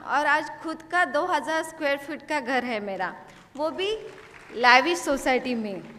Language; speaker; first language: Hindi; non-native, local second language; Marathi